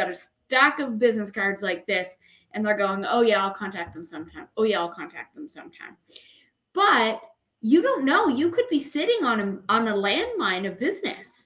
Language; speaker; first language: English; native; English